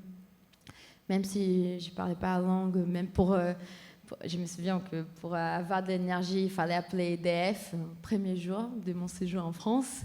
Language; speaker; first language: French; non-native, fluent; Portuguese